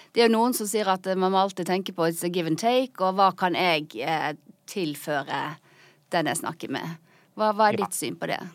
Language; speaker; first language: Norwegian; native; Norwegian